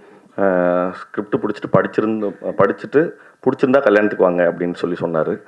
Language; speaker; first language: Tamil; native; Tamil